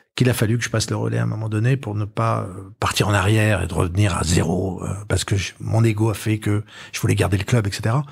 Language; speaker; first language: French; native; French